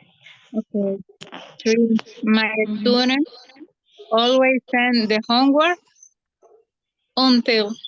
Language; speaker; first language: English; non-native, learner; Spanish